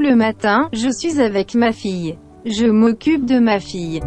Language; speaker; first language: French; non-native, learner; Spanish